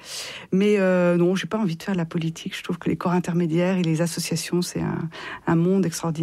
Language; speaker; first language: French; native; French